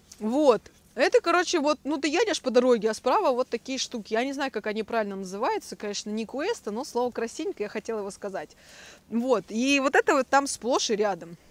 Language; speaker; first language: Russian; native; Russian